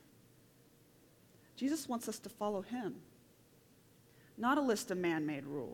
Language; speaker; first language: English; native; English